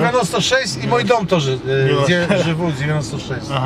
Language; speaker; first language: Russian; non-native, learner; Polish